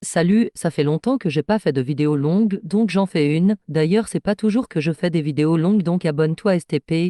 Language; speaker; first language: French; native; French